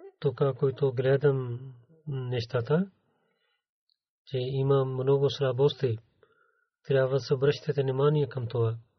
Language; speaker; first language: Bulgarian; non-native, learner; Urdu